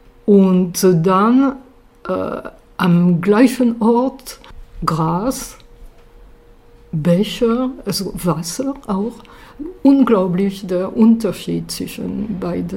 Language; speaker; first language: German; non-native, fluent; French